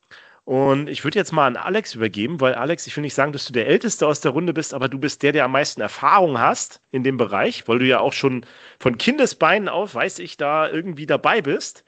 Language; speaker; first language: German; native; German